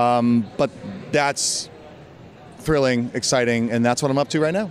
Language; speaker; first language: English; native; English